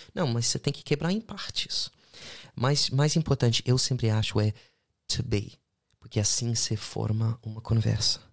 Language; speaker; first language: Portuguese; non-native, fluent; English